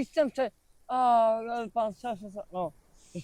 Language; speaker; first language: French; non-native, learner; Slovak